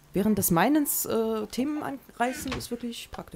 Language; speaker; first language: German; native; German